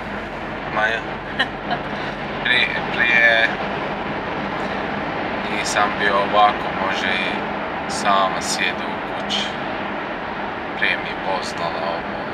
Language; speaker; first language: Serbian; non-native, learner; Turkish